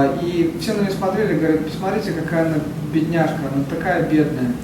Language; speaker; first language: Russian; native; Russian